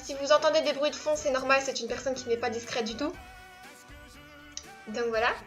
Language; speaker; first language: French; native; French